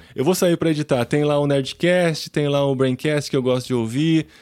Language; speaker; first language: Portuguese; native; Portuguese